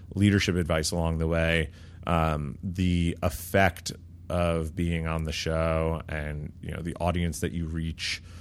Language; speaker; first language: English; native; English